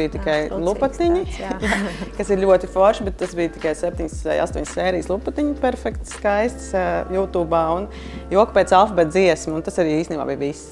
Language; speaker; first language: Latvian; native; Latvian